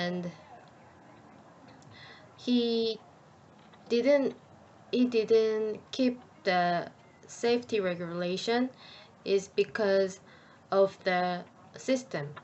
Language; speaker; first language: English; non-native, learner; Korean